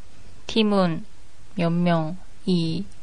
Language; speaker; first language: Korean; non-native, learner; Japanese